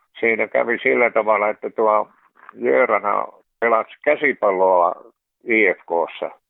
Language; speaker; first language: Finnish; native; Finnish